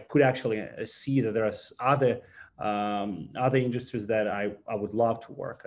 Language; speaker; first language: English; non-native, fluent; Ukrainian